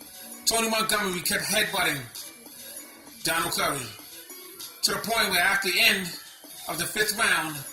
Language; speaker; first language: English; native; English